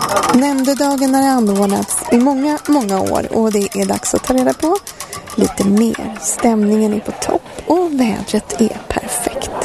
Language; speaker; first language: Swedish; native; Swedish